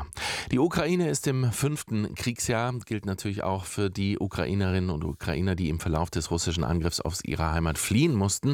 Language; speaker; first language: German; native; German